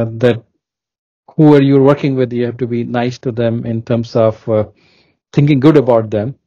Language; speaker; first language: English; non-native, local second language; Hindi